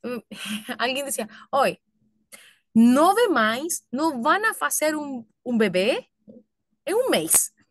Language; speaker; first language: Portuguese; non-native, learner; Spanish